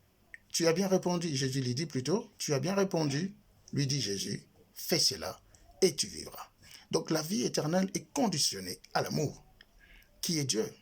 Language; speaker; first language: French; non-native, local second language; Lingala